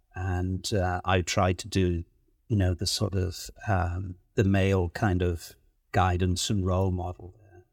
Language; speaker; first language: English; native; English